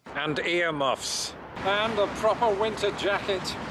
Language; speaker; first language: English; native; English